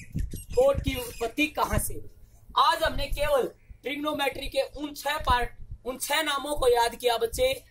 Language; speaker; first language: Hindi; native; Hindi